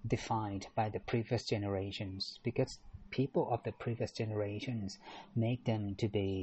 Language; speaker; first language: English; non-native, learner; Thai